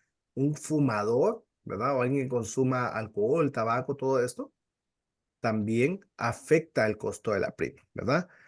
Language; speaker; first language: Spanish; native; Spanish